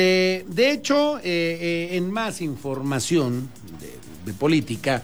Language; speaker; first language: Spanish; native; Spanish